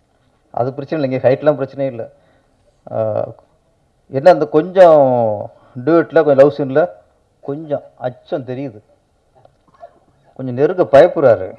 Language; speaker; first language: Tamil; native; Tamil